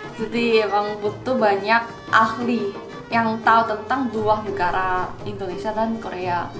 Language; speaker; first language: Indonesian; non-native, fluent; Korean